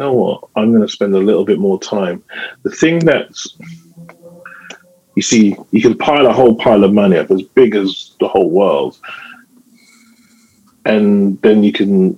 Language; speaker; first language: English; native; English